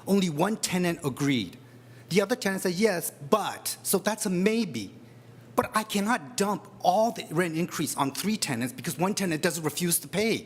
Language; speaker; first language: English; native; English